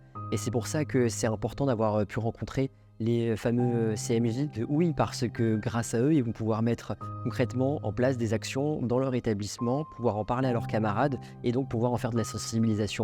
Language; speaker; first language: French; native; French